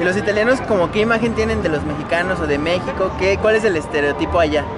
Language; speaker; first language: Spanish; native; Spanish